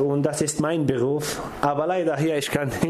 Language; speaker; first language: German; non-native, learner; Kurdish